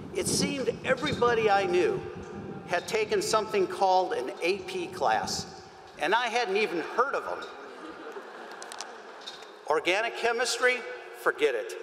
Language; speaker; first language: English; native; English